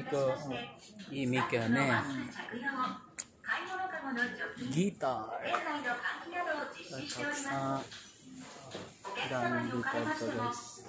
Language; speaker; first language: Japanese; non-native, learner; Filipino